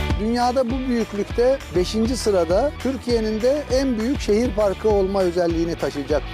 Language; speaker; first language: Turkish; native; Turkish